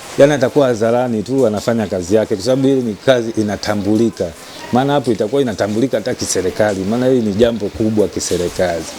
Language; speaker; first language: Swahili; native; Swahili